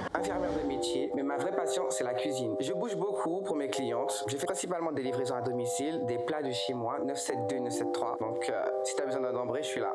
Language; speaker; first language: French; native; French